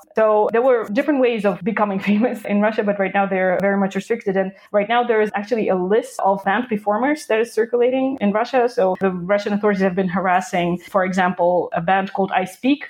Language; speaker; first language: English; non-native, fluent; Russian